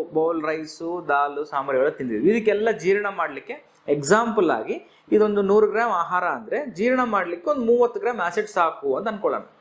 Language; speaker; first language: Kannada; native; Kannada